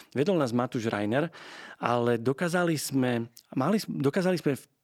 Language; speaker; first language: Slovak; native; Slovak